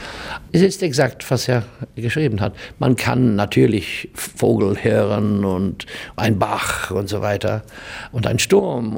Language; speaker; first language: German; non-native, learner; English